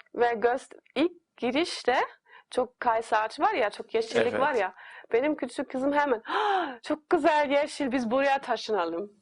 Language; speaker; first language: Turkish; non-native, fluent; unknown